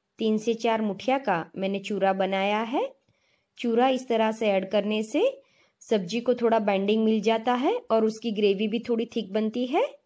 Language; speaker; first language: Hindi; non-native, local second language; Gujarati